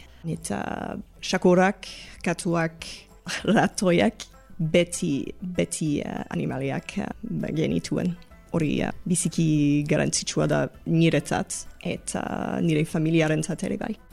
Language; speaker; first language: Basque; non-native, fluent; English